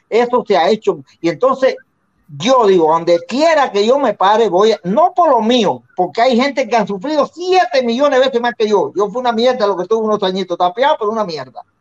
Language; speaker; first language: Spanish; native; Spanish